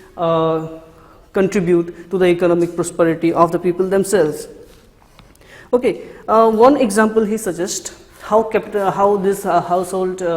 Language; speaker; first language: English; non-native, local second language; Assamese